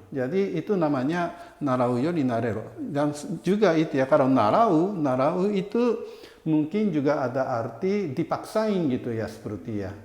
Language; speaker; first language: Indonesian; non-native, fluent; Japanese